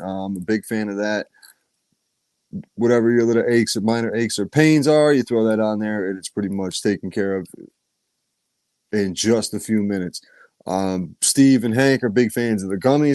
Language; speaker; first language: English; native; English